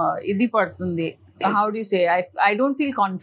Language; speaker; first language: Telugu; non-native, learner; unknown